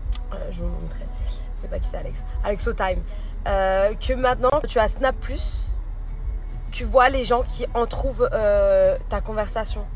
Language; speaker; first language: French; native; French